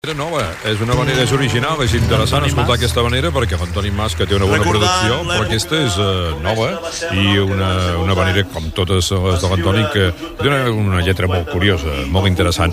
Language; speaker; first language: Catalan; native; Catalan